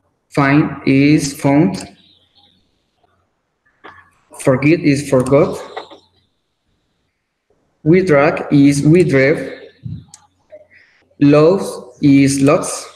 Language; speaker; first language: English; non-native, learner; Spanish